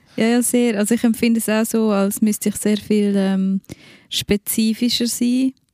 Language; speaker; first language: German; native; German